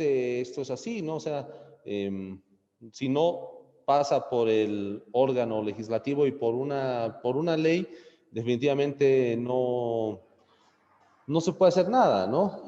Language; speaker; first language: Spanish; native; Spanish